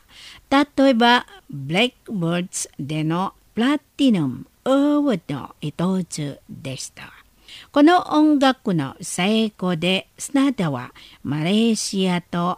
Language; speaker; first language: Japanese; non-native, fluent; Indonesian